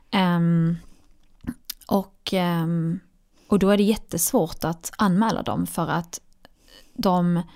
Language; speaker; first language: Swedish; early bilingual, other home language; Arabic